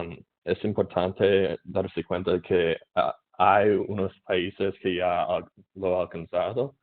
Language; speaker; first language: Spanish; non-native, learner; English